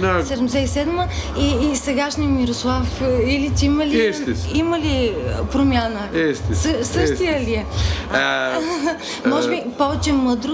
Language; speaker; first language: Bulgarian; native; Bulgarian